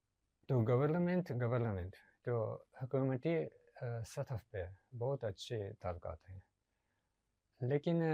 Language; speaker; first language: Hindi; non-native, learner; Japanese